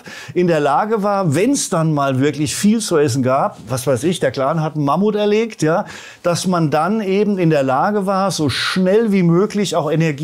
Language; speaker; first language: German; native; German